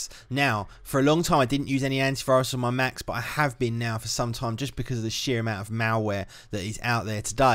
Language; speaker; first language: English; native; English